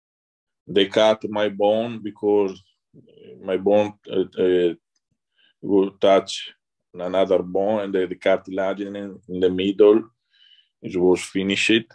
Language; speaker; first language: English; non-native, learner; Italian